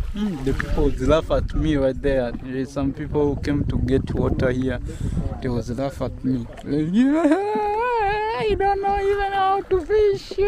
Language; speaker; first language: English; non-native, fluent; Rundi